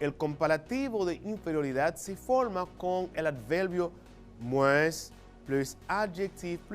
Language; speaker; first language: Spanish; non-native, fluent; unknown